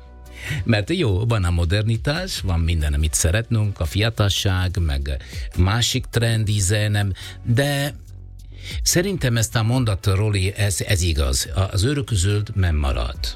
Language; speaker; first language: Hungarian; non-native, fluent; Italian